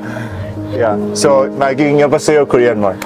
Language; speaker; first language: Filipino; non-native, learner; Arabic